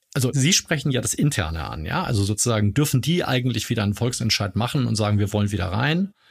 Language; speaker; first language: German; native; German